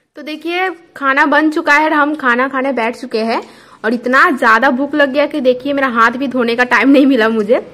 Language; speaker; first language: Hindi; non-native, local second language; Bangla